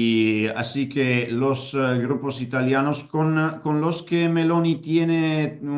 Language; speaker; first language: Spanish; non-native, fluent; Italian